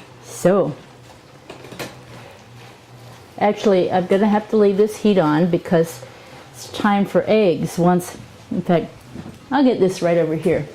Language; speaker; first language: English; native; English